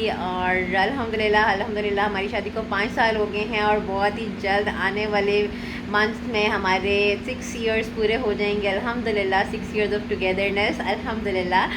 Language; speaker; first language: Urdu; native; Urdu